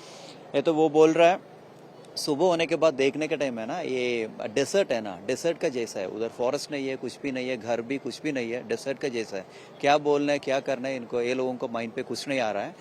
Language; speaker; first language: Hindi; non-native, local second language; Malayalam